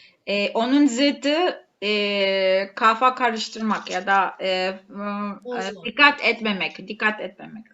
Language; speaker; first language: Turkish; non-native, learner; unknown